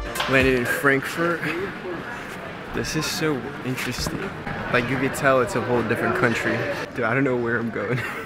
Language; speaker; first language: English; early bilingual, other home language; Turkish